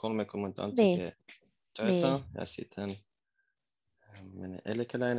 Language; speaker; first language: Finnish; non-native, learner; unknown